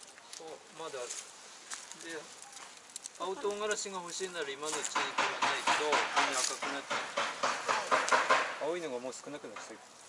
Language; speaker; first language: Japanese; native; Japanese